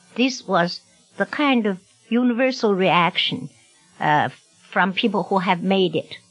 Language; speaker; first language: English; non-native, fluent; Chinese